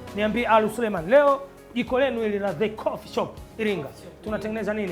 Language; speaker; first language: Swahili; native; Swahili